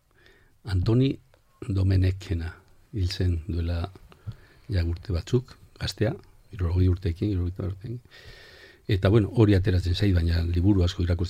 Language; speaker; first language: Basque; non-native, local second language; Spanish